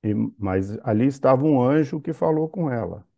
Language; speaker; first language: Portuguese; native; Portuguese